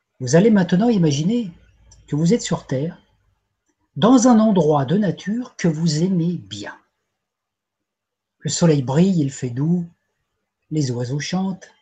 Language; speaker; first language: French; native; French